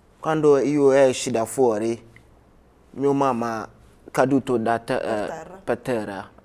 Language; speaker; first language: Italian; non-native, learner; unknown